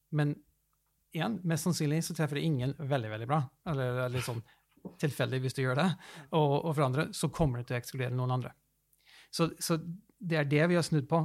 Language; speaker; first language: Norwegian; early bilingual, other home language; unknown